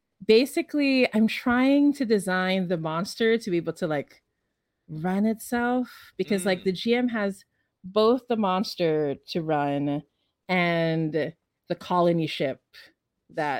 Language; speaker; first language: English; non-native, local second language; Filipino